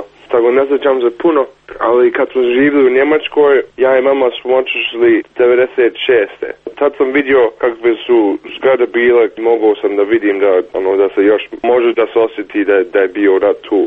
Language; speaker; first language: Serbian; early bilingual, heritage; Bosnian